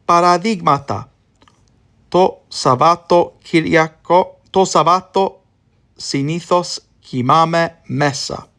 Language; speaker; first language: Greek; non-native, learner; English